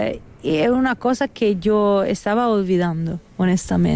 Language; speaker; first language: Spanish; non-native, fluent; Italian